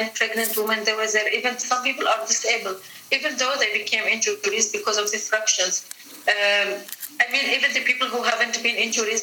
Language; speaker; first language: English; non-native, fluent; Arabic